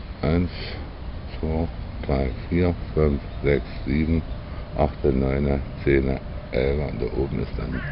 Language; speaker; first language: German; native; German